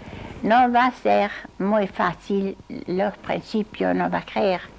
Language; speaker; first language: Spanish; non-native, fluent; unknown